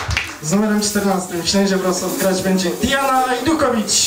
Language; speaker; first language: Polish; native; Polish